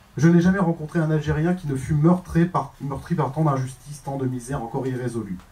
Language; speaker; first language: French; native; French